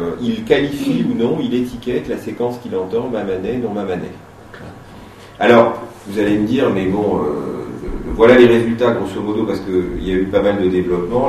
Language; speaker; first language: French; native; French